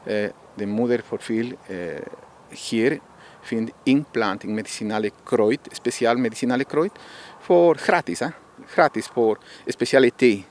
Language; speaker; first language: Dutch; non-native, learner; Spanish